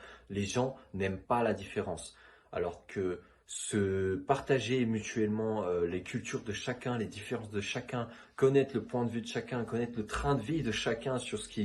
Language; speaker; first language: French; native; French